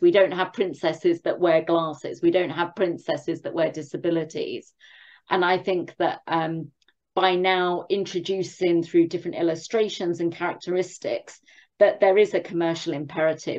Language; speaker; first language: English; native; English